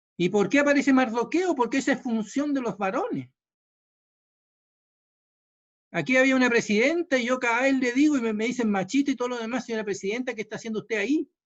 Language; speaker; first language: Spanish; native; Spanish